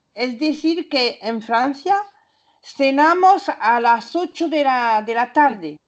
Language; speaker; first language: Spanish; non-native, fluent; French